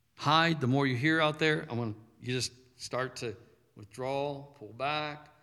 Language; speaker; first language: English; early bilingual, other home language; German